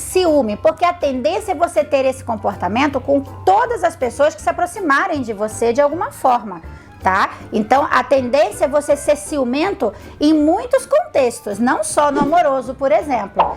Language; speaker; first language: Portuguese; native; Portuguese